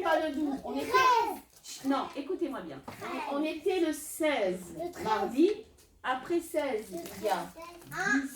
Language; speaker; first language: French; native; French